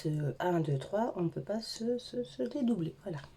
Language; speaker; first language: French; native; French